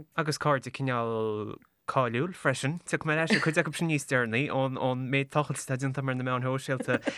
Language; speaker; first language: Irish; native; Irish